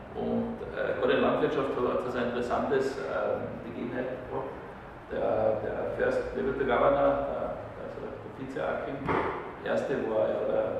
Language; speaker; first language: German; native; German